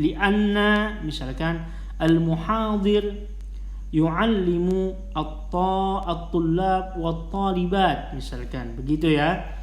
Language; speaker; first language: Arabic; non-native, fluent; Indonesian